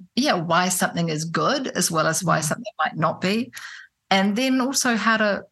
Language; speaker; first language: English; native; English